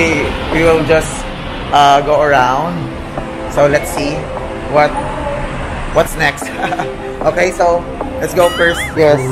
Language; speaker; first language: English; non-native, local second language; Filipino